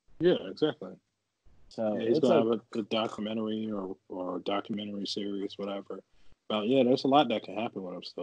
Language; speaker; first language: English; native; English